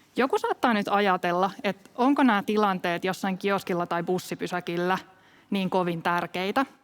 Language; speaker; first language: Finnish; native; Finnish